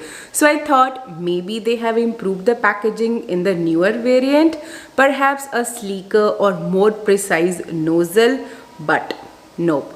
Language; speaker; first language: English; non-native, local second language; Hindi